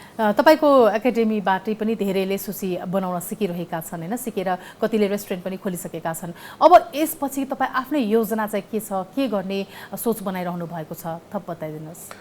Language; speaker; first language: Nepali; native; Nepali